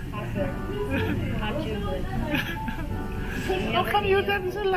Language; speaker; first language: English; non-native, learner; Thai